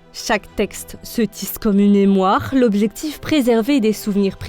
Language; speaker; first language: French; native; French